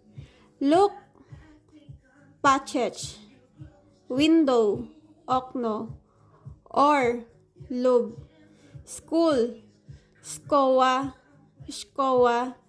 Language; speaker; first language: Polish; non-native, learner; Filipino